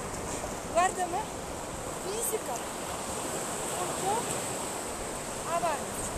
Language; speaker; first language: Italian; non-native, learner; Russian